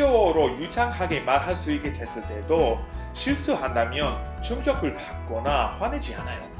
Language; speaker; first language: Korean; non-native, fluent; English